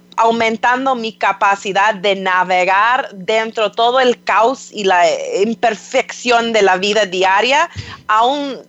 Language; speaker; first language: Spanish; non-native, fluent; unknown